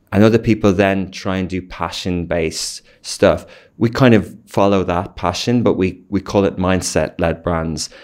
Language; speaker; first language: English; native; English